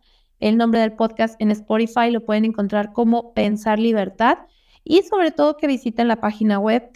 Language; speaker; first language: Spanish; native; Spanish